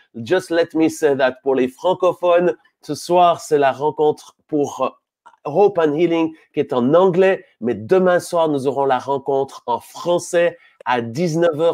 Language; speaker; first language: French; native; French